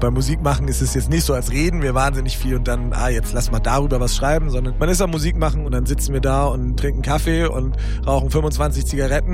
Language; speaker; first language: German; native; German